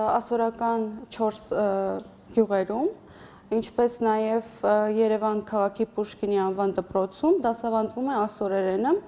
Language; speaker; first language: Armenian; non-native, local second language; Assyrian Neo-Aramaic